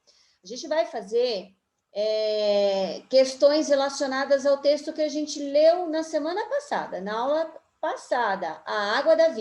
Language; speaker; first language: Portuguese; native; Portuguese